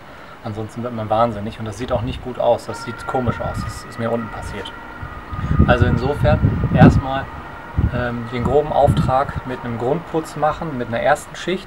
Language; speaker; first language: German; native; German